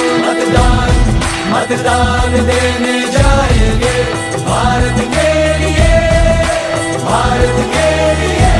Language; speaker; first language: Hindi; non-native, local second language; Telugu